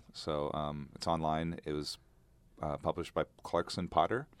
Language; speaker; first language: English; native; English